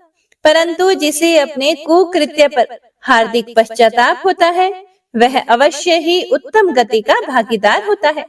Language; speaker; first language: Hindi; native; Hindi